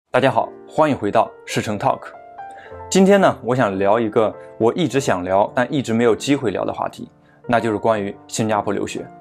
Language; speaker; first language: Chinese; native; Chinese